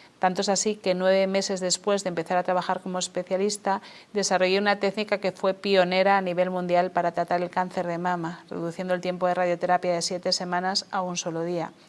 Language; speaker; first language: Spanish; native; Spanish